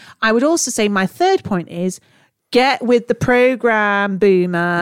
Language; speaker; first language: English; native; English